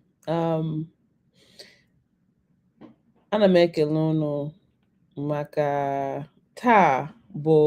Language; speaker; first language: Igbo; non-native, learner; English